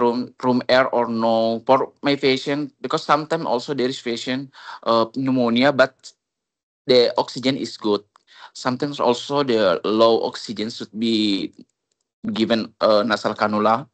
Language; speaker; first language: English; non-native, learner; Indonesian